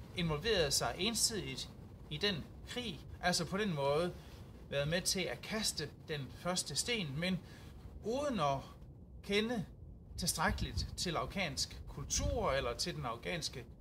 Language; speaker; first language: Danish; native; Danish